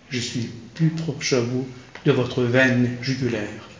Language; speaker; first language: French; non-native, fluent; Turkish